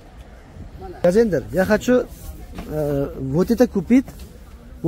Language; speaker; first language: Russian; non-native, learner; Uzbek